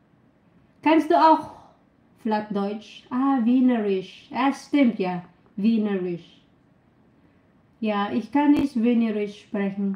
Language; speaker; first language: German; non-native, learner; Filipino